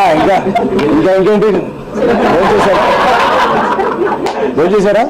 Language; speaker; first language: Telugu; native; Telugu